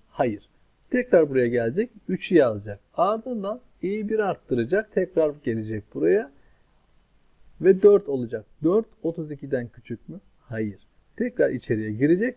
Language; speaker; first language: Turkish; native; Turkish